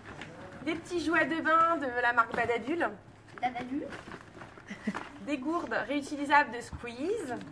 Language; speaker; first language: French; native; French